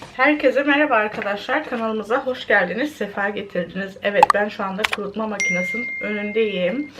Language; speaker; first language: Turkish; early bilingual, heritage; Turkish